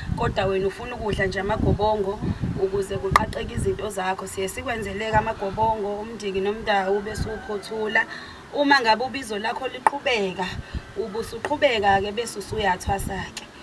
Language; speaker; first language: Zulu; native; Zulu